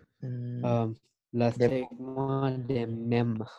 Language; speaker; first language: French; non-native, learner; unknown